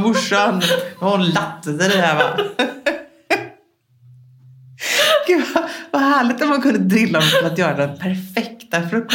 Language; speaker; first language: Swedish; native; Swedish